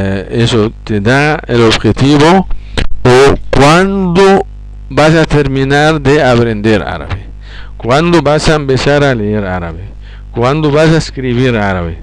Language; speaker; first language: Spanish; non-native, fluent; Arabic